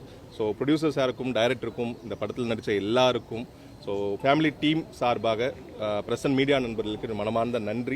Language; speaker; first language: Tamil; native; Tamil